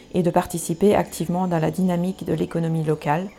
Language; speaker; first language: French; non-native, fluent; German